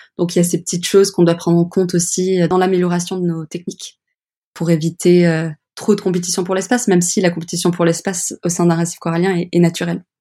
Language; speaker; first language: French; early bilingual, other home language; English